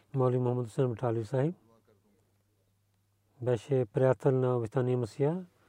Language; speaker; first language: Bulgarian; non-native, learner; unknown